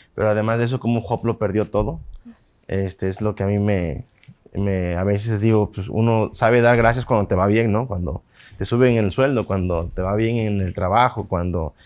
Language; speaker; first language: Spanish; native; Spanish